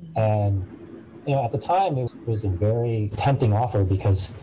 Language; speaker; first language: English; native; English